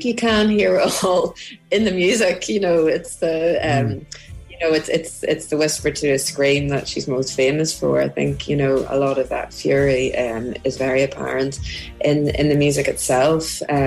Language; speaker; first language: English; native; English